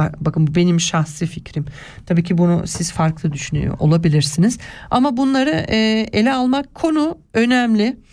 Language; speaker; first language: Turkish; early bilingual, heritage; Turkish